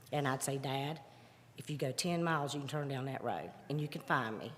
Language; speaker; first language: English; native; English